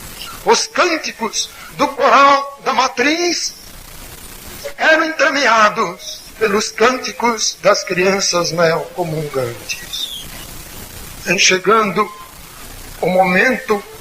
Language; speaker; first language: Portuguese; native; Portuguese